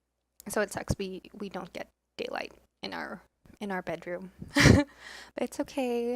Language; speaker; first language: English; native; English